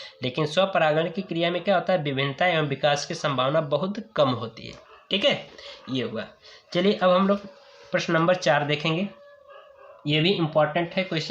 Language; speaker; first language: Hindi; native; Hindi